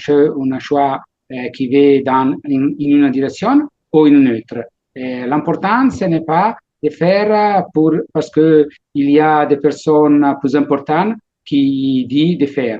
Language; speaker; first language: French; non-native, learner; Italian